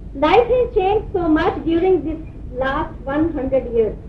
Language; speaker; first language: English; non-native, local second language; Urdu